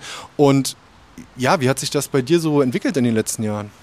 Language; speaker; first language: German; native; German